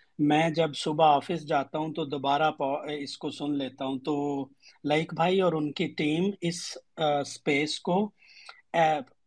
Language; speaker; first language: Urdu; native; Urdu